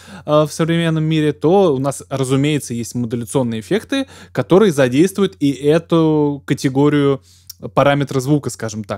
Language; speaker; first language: Russian; native; Russian